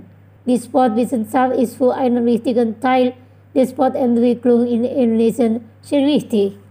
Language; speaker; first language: German; non-native, fluent; Indonesian